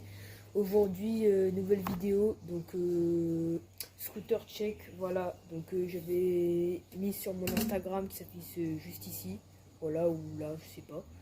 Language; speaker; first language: French; native; French